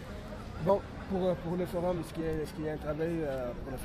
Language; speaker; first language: French; non-native, local second language; Arabic